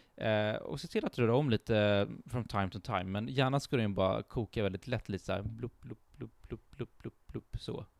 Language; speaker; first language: Swedish; early bilingual, other home language; Italian